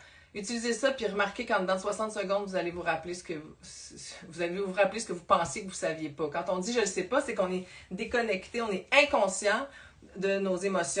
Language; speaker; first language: French; native; French